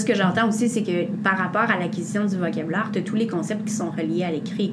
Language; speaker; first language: French; native; French